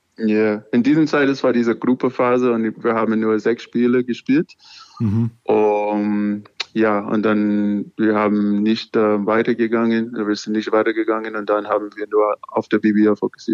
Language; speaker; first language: German; non-native, learner; English